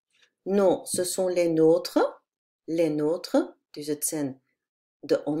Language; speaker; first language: Dutch; non-native, fluent; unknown